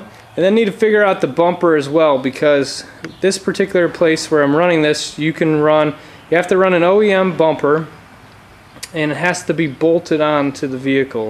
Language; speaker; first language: English; native; English